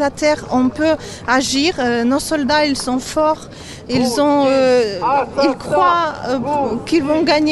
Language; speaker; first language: French; non-native, learner; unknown